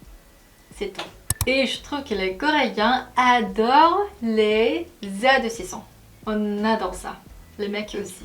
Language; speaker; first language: French; non-native, fluent; Korean